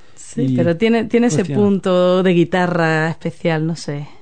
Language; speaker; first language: Spanish; native; Spanish